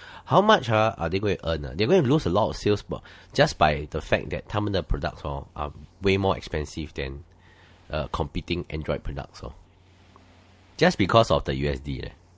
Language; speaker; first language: English; non-native, local second language; Chinese